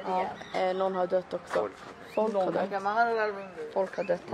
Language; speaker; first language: Swedish; early bilingual, other home language; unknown